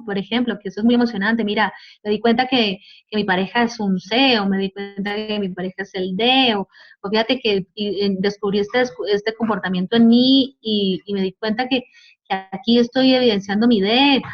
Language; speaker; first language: Spanish; native; Spanish